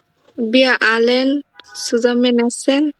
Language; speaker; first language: German; non-native, learner; Bangla